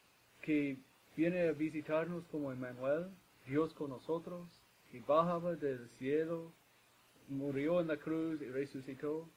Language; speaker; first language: Spanish; non-native, fluent; English